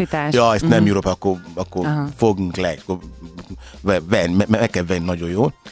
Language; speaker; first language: Hungarian; non-native, learner; Yoruba